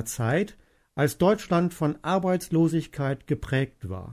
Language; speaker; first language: German; native; German